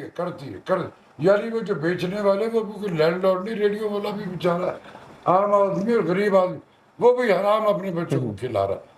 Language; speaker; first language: Urdu; non-native, local second language; Punjabi